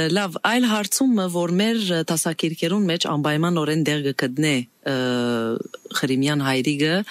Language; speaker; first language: Armenian; native; Armenian